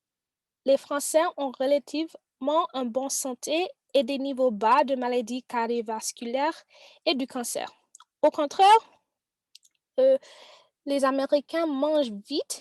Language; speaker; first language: French; non-native, learner; English